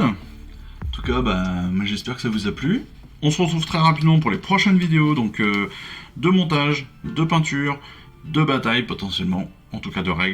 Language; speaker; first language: French; native; French